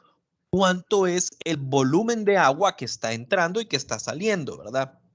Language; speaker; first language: Spanish; native; Spanish